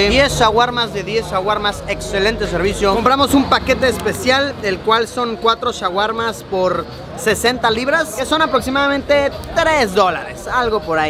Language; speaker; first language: Spanish; native; Spanish